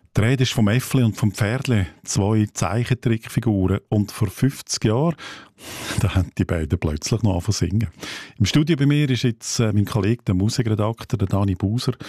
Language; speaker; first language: German; native; German